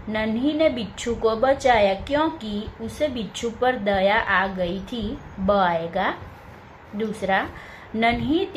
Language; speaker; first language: Hindi; non-native, local second language; Gujarati